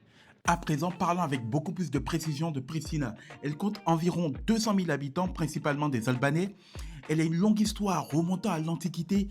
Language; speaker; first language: French; native; French